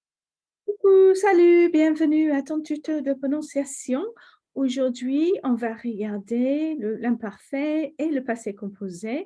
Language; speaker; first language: French; non-native, fluent; English